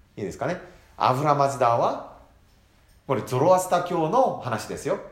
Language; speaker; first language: Japanese; non-native, fluent; Korean